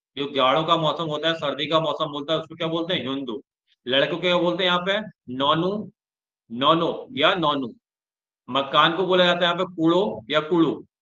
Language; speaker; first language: Hindi; native; Hindi